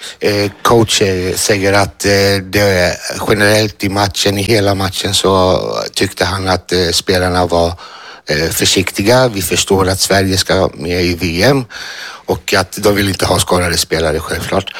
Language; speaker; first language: Swedish; non-native, fluent; Greek